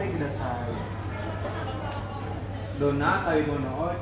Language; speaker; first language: Japanese; non-native, learner; Indonesian